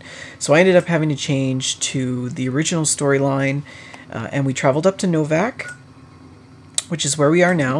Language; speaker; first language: English; native; English